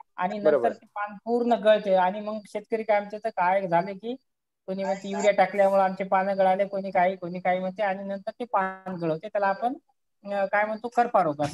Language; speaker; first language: Marathi; native; Marathi